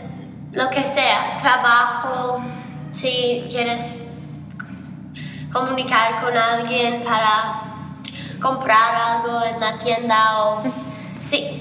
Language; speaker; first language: Spanish; non-native, learner; English